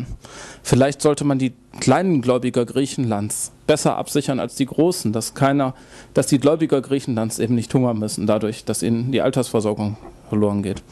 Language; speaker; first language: German; native; German